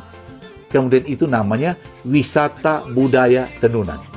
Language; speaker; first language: Indonesian; non-native, local second language; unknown